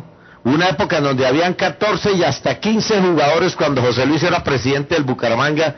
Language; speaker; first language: Spanish; native; Spanish